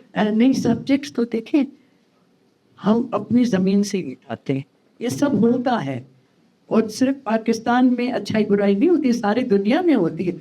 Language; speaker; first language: Urdu; native; Urdu